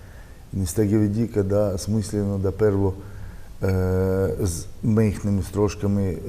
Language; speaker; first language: Slovenian; non-native, learner; Russian